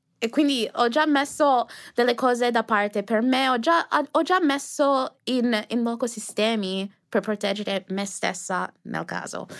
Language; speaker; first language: Italian; non-native, fluent; English